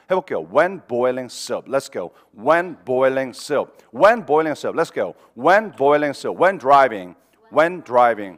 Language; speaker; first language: English; non-native, fluent; Korean